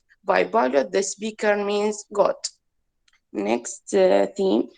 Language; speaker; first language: English; non-native, learner; Arabic